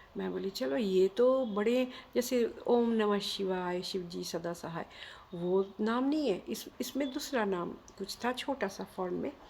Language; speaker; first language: Hindi; non-native, local second language; Bangla